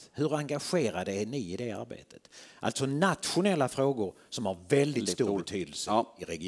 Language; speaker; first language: Swedish; native; Swedish